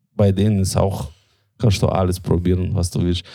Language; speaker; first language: German; non-native, fluent; Russian